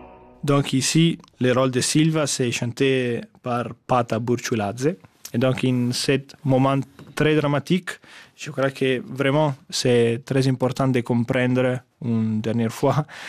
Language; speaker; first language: French; non-native, fluent; Italian